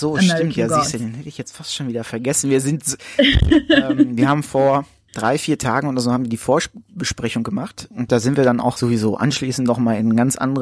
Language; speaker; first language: German; native; German